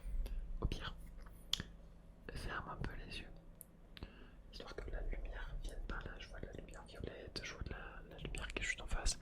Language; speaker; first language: French; native; French